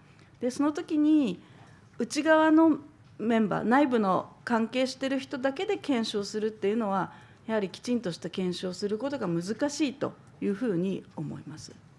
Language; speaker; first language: Japanese; native; Japanese